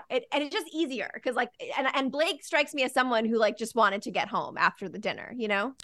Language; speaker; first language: English; early bilingual, other home language; Italian